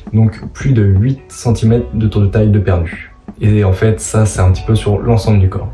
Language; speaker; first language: French; native; French